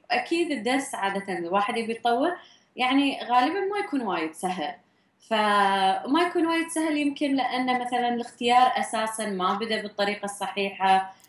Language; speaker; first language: Arabic; native; Arabic